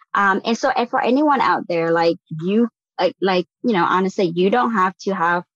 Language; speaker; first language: English; non-native, fluent; Vietnamese